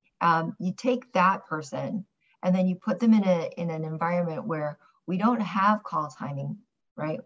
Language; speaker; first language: English; early bilingual, other home language; Korean